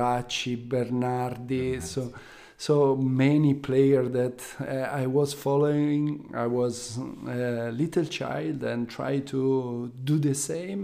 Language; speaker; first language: English; non-native, learner; Italian